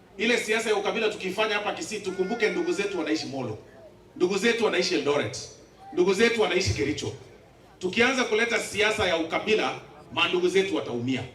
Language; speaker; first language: Swahili; non-native, local second language; Gusii